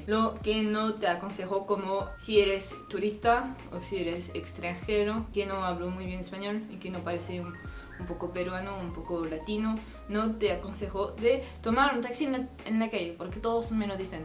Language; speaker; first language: Spanish; non-native, learner; French